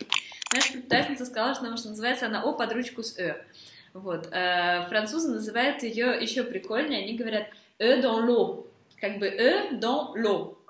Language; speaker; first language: Russian; native; Russian